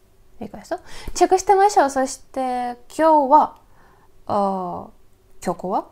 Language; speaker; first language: Japanese; non-native, learner; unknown